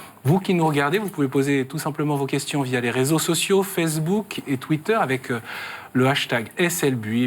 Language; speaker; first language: French; native; French